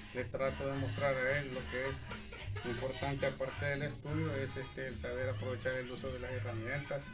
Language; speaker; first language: Spanish; native; Spanish